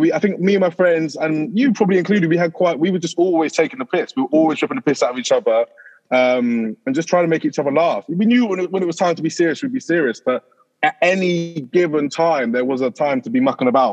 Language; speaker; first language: English; native; English